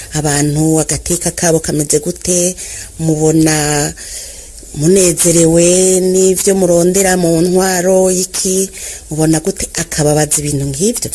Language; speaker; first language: Rundi; early bilingual, other home language; Kinyarwanda